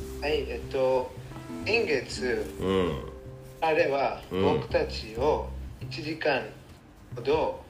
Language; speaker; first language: Japanese; non-native, learner; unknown